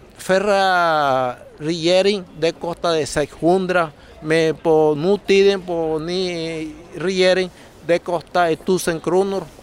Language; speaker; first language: Swedish; non-native, learner; Spanish